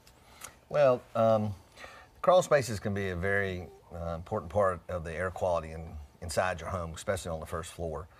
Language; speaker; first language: English; native; English